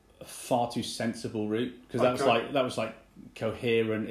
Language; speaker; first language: English; native; English